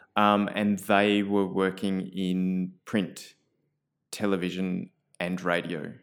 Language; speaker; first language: English; native; English